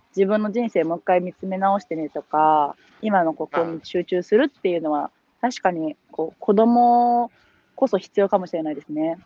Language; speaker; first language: Japanese; native; Japanese